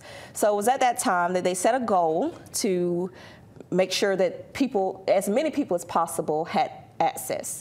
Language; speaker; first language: English; native; English